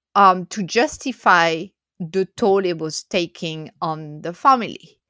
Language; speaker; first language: English; non-native, fluent; French